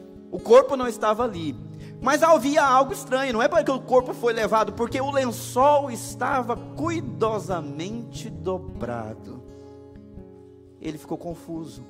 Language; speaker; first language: Portuguese; native; Portuguese